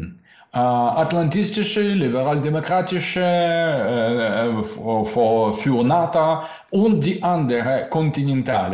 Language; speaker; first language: German; non-native, learner; Russian